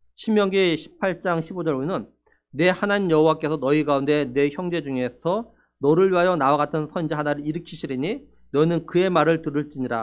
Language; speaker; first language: Korean; native; Korean